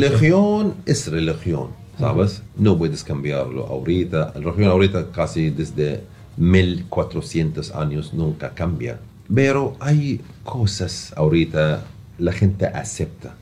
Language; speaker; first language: Spanish; non-native, learner; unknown